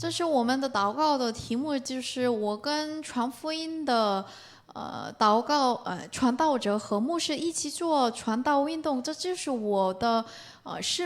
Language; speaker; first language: Chinese; non-native, learner; Korean